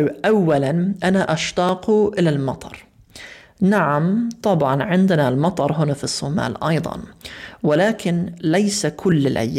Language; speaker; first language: Arabic; non-native, fluent; English